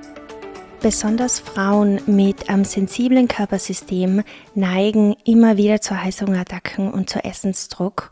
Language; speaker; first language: German; native; German